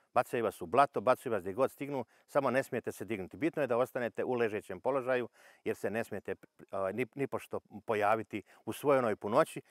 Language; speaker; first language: Bosnian; native; Bosnian